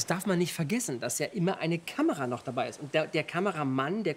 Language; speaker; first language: German; native; German